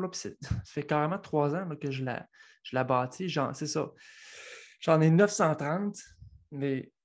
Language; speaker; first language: French; native; French